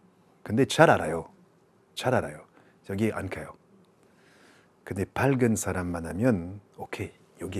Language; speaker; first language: Korean; non-native, learner; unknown